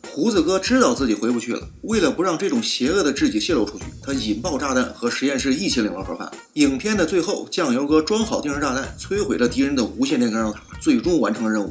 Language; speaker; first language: Chinese; native; Chinese